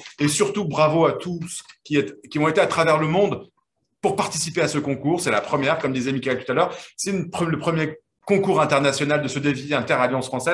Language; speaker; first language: French; native; French